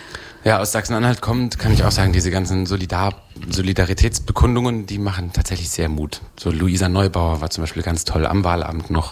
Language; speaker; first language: German; native; German